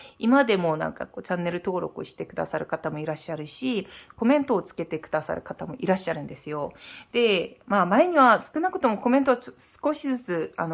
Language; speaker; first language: Japanese; non-native, fluent; Korean